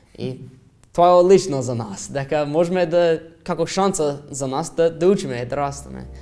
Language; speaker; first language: Macedonian; non-native, learner; English